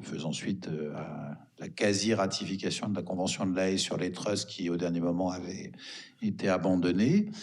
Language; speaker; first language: French; native; French